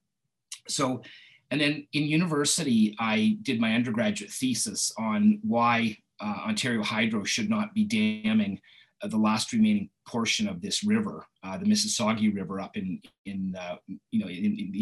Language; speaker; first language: English; native; English